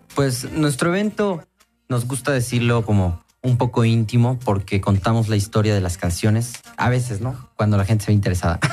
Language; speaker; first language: Spanish; native; Spanish